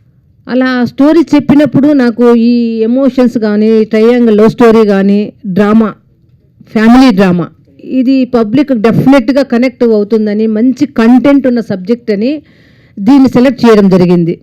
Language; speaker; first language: Telugu; native; Telugu